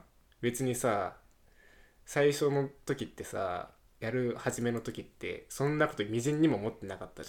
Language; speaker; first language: Japanese; native; Japanese